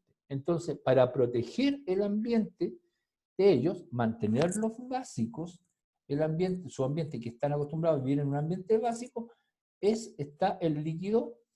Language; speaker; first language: Spanish; native; Spanish